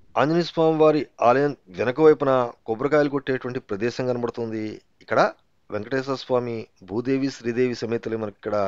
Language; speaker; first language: Telugu; native; Telugu